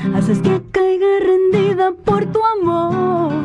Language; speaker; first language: Spanish; early bilingual, heritage; Spanish